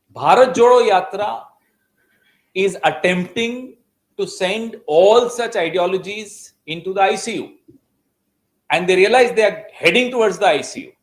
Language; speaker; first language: English; non-native, local second language; Hindi